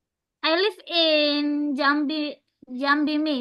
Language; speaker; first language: English; non-native, learner; Indonesian